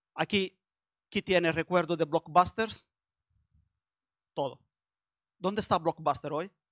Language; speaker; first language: Spanish; non-native, learner; Italian